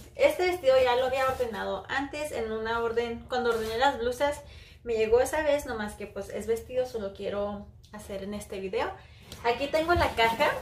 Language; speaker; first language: Spanish; early bilingual, heritage; Spanish